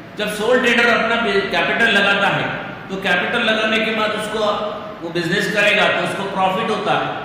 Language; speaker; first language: Hindi; non-native, local second language; Marathi